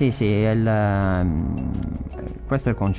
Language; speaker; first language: Italian; native; Italian